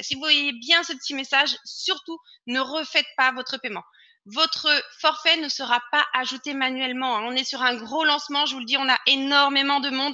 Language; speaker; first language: French; native; French